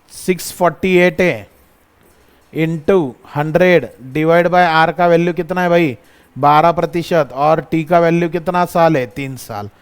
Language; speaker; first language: Hindi; non-native, local second language; Marathi